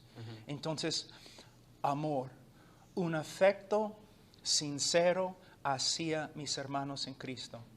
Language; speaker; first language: Spanish; non-native, fluent; English